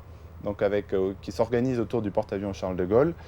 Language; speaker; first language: French; native; French